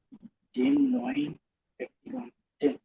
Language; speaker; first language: German; non-native, learner; Hindi